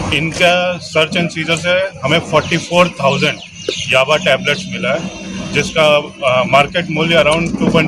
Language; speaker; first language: Hindi; non-native, local second language; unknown